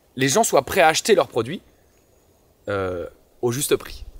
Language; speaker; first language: French; native; French